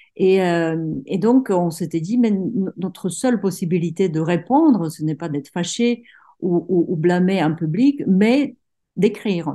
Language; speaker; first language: French; non-native, fluent; Czech